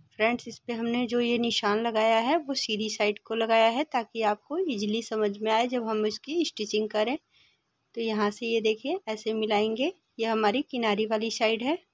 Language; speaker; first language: Hindi; native; Hindi